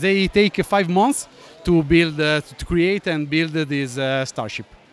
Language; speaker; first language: English; non-native, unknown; Italian